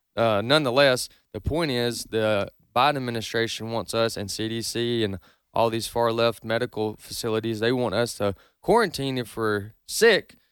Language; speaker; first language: English; native; English